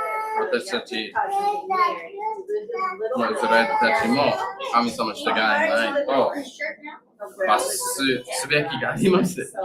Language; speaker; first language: Japanese; non-native, learner; English